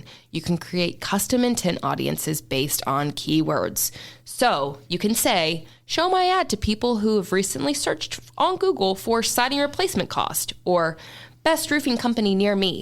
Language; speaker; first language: English; native; English